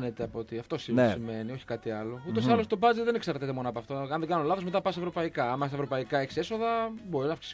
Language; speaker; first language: Greek; native; Greek